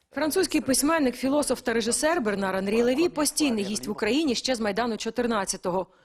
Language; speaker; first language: Ukrainian; native; Ukrainian